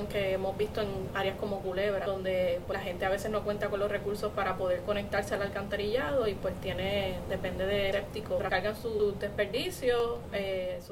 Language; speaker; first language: Spanish; native; Spanish